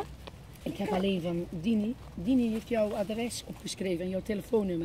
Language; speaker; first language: Dutch; native; Dutch